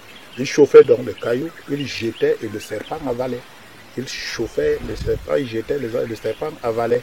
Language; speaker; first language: French; non-native, local second language; Basaa